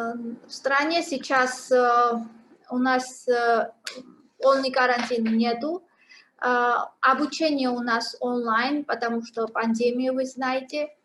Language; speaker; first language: Russian; non-native, fluent; Georgian